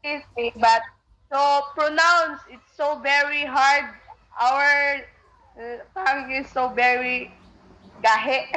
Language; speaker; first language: English; non-native, learner; Cebuano